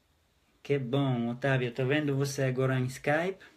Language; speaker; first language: Portuguese; non-native, fluent; Hebrew